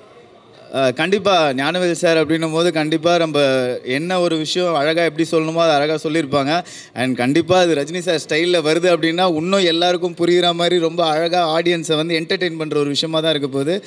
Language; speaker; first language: Tamil; native; Tamil